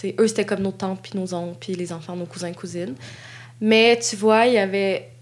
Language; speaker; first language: French; native; French